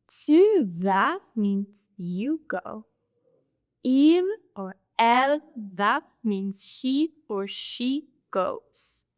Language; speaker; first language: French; non-native, fluent; English